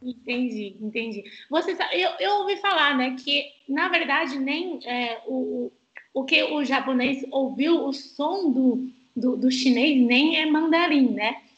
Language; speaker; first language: Portuguese; non-native, fluent; Chinese